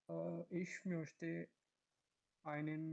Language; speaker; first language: German; non-native, learner; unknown